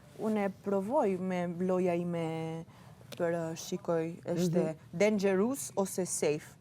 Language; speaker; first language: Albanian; early bilingual, heritage; Italian